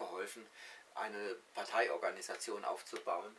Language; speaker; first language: German; native; German